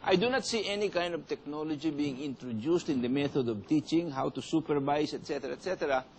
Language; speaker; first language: English; non-native, local second language; Filipino